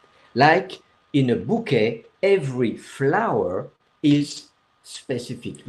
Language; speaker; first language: English; non-native, fluent; French